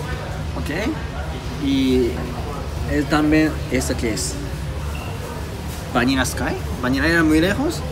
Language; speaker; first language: Spanish; non-native, learner; Japanese